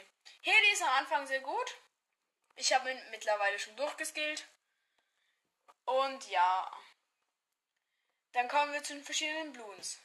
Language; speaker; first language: German; native; German